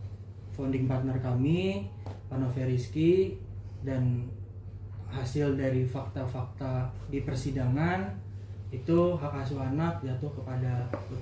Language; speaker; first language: Indonesian; native; Indonesian